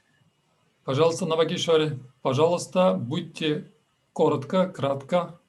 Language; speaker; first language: Russian; native; Russian